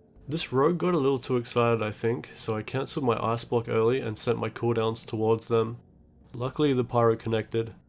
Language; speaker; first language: English; native; English